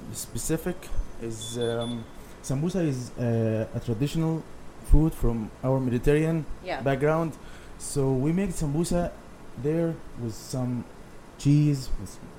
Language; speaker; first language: English; non-native, learner; Arabic